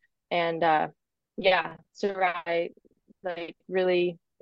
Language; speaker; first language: English; native; English